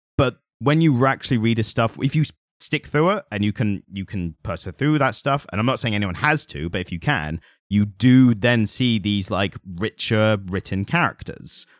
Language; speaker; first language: English; native; English